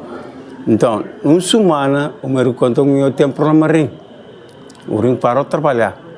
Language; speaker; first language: Portuguese; non-native, learner; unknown